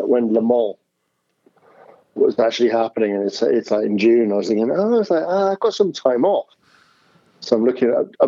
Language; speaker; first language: English; native; English